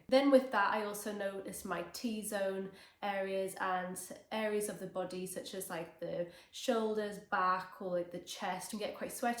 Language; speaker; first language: English; native; English